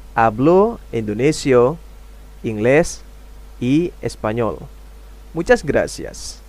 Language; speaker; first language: Spanish; non-native, fluent; Indonesian